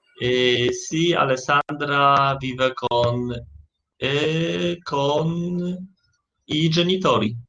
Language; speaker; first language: Italian; non-native, learner; Polish